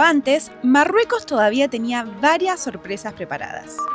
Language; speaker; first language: Spanish; native; Spanish